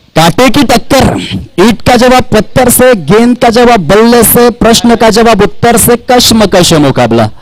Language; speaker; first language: Hindi; non-native, local second language; Marathi